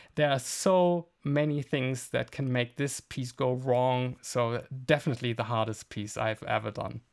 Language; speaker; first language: English; non-native, fluent; German